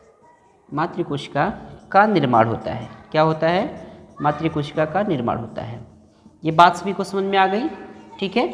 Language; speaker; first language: Hindi; native; Hindi